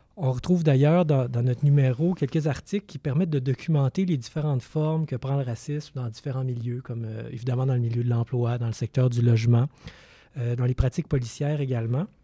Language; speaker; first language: French; native; French